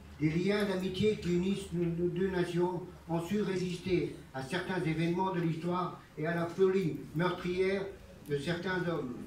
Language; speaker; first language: French; early bilingual, other home language; Italian